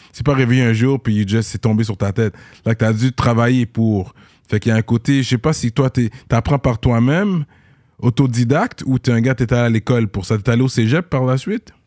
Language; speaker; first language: French; native; French